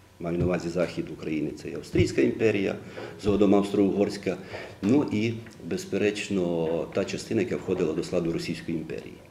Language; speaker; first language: Ukrainian; native; Ukrainian